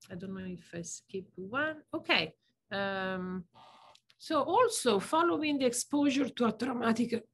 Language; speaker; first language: English; non-native, fluent; Italian